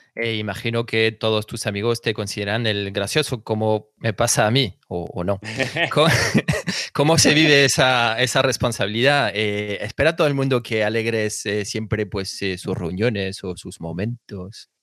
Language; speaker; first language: Spanish; non-native, fluent; French